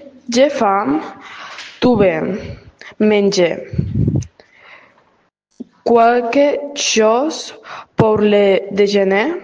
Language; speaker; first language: French; non-native, learner; Catalan